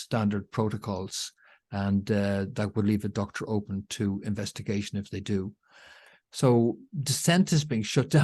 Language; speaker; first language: English; native; English